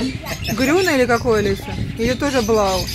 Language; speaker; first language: Russian; native; Russian